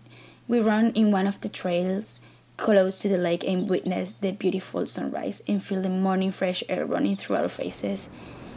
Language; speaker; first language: English; non-native, fluent; Spanish